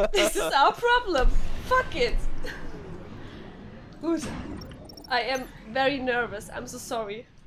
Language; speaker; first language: English; non-native, learner; German